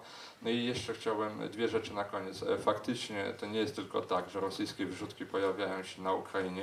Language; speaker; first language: Polish; native; Polish